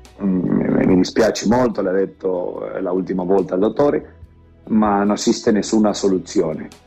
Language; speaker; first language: Italian; non-native, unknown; Romanian